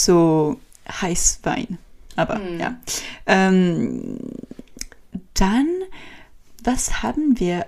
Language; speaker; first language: German; non-native, learner; French